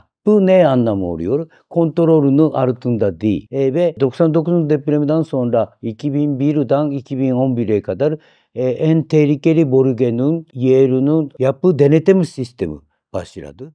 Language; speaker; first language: Turkish; non-native, fluent; Japanese